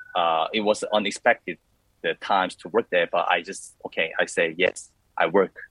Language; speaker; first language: English; non-native, learner; Korean